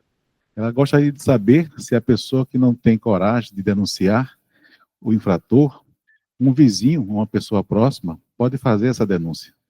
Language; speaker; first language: Portuguese; native; Portuguese